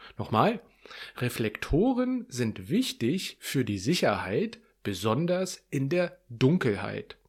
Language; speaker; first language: German; native; German